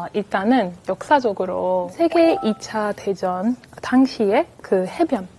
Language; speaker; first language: Korean; non-native, fluent; French